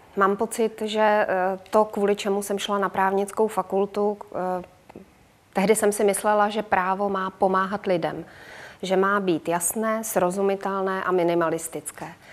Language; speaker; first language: Czech; native; Czech